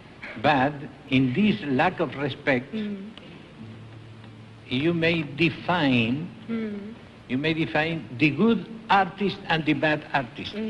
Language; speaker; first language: English; non-native, learner; Spanish